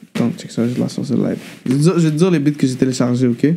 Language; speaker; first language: French; non-native, fluent; Arabic